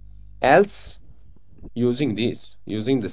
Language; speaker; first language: English; non-native, learner; Italian